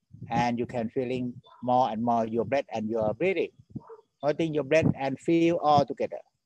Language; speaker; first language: English; non-native, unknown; Thai